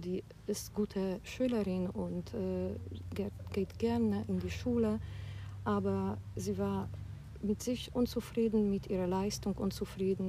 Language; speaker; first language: German; non-native, fluent; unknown